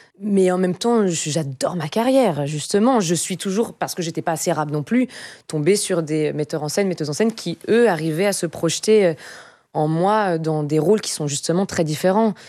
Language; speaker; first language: French; native; French